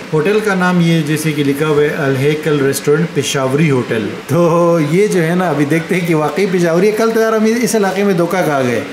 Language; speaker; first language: Urdu; native; Urdu